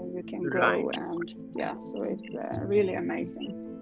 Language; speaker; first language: English; non-native, fluent; Swedish